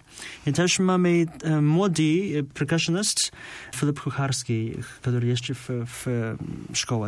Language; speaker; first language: Polish; non-native, learner; Chinese